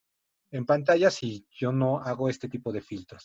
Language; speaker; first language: Spanish; native; Spanish